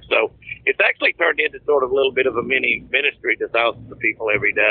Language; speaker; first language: English; native; English